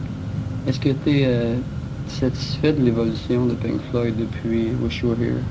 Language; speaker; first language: French; native; French